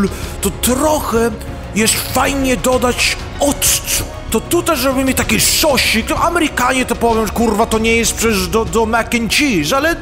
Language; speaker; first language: Polish; early bilingual, heritage; Polish